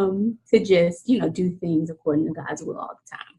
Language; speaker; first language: English; native; English